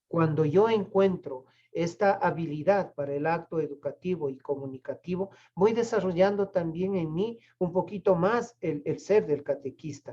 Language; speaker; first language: Spanish; native; Spanish